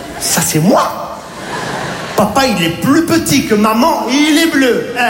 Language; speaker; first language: French; native; French